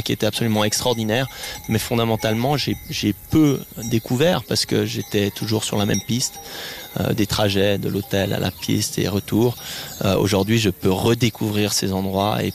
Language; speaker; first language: French; native; French